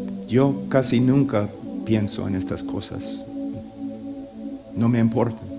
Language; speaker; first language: Spanish; non-native, fluent; English